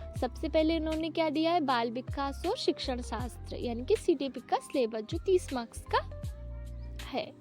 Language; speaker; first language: Hindi; native; Hindi